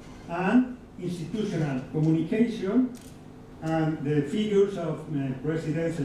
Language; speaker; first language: English; non-native, fluent; Spanish